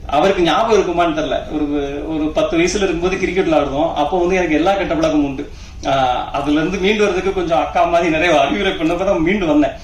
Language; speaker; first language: Tamil; native; Tamil